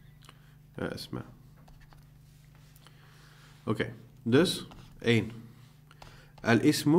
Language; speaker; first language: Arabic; non-native, fluent; Dutch